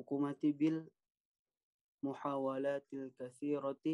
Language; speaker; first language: Arabic; non-native, learner; Indonesian